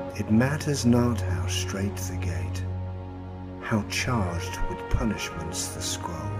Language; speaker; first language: English; non-native, local second language; Spanish